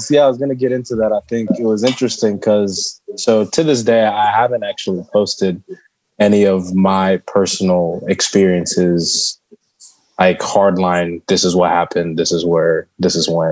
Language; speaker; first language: English; early bilingual, other home language; Shona